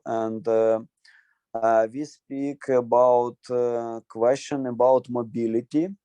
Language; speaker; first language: English; non-native, learner; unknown